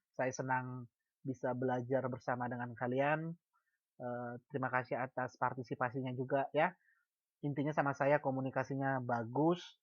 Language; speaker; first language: Indonesian; native; Indonesian